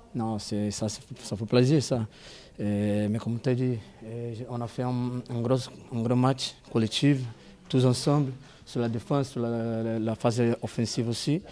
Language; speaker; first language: French; non-native, learner; Portuguese